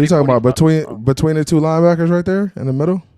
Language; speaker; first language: English; native; English